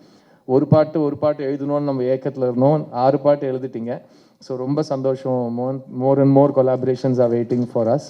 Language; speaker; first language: Tamil; native; Tamil